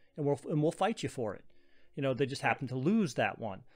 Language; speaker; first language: English; native; English